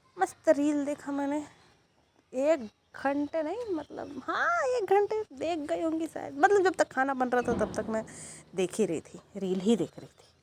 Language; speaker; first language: Hindi; native; Hindi